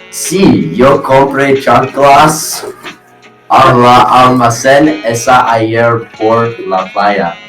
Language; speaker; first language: Spanish; non-native, learner; English